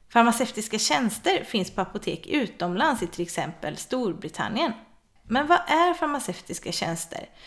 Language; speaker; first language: Swedish; native; Swedish